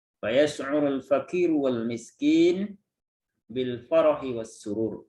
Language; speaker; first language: Arabic; non-native, fluent; Indonesian